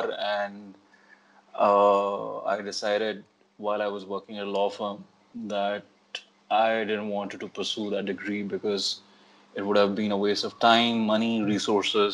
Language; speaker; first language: English; non-native, local second language; Urdu